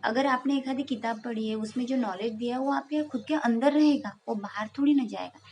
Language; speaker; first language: Hindi; non-native, local second language; Marathi